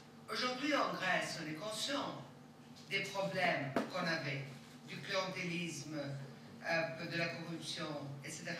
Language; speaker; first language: French; non-native, fluent; Greek